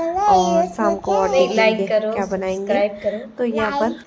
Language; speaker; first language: Hindi; native; Hindi